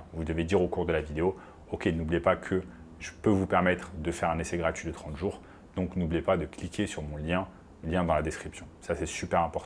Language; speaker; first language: French; native; French